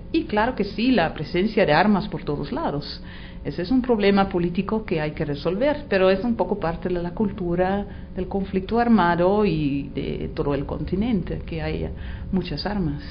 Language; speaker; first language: Spanish; non-native, fluent; Dutch